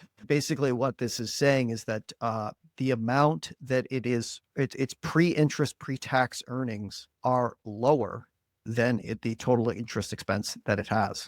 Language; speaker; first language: English; native; English